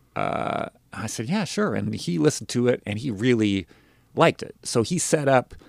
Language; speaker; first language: English; native; English